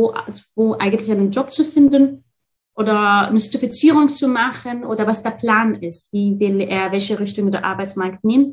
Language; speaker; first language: German; non-native, fluent; Arabic